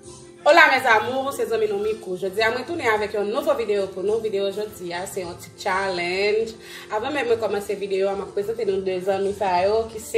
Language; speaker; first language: French; non-native, learner; Haitian Creole